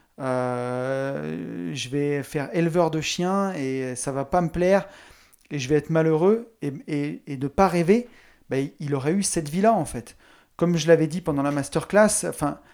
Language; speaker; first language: French; native; French